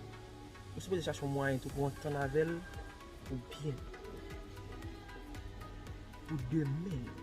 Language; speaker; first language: French; non-native, local second language; Haitian Creole